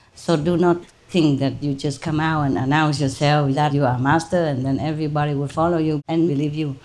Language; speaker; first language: English; non-native, fluent; Vietnamese